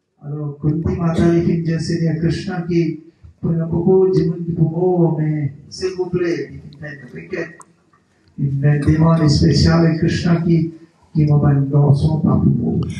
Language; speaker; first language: French; non-native, local second language; Morisyen